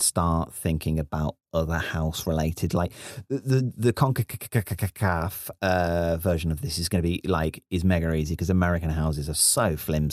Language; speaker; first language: English; native; English